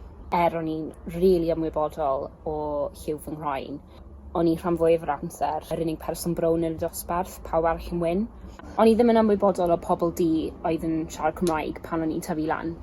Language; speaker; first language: Welsh; non-native, local second language; English